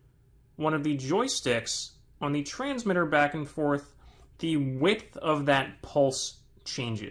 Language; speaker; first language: English; native; English